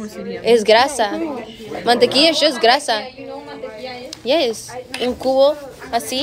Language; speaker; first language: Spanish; early bilingual, other home language; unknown